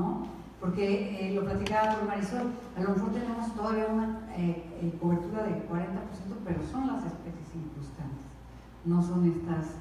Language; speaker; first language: Spanish; native; Spanish